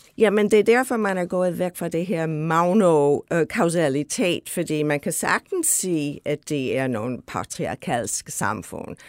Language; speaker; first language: Danish; non-native, fluent; English